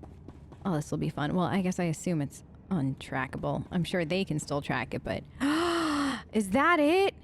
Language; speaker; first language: English; native; English